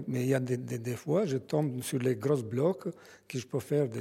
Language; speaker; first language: French; non-native, learner; Albanian